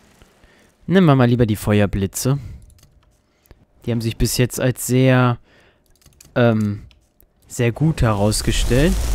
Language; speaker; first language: German; native; German